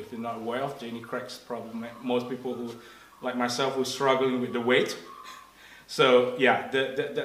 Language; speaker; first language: English; non-native, fluent; Indonesian